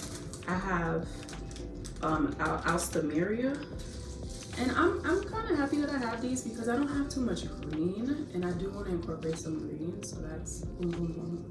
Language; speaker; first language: English; native; English